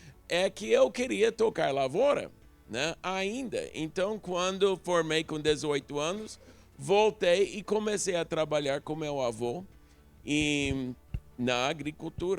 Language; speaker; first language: Portuguese; non-native, local second language; English